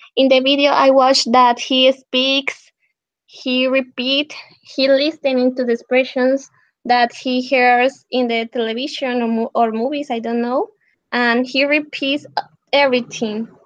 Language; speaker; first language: English; non-native, learner; Spanish